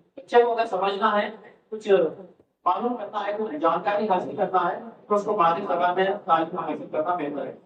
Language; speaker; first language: Urdu; native; Urdu